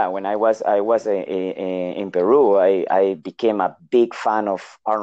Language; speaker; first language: English; non-native, learner; Spanish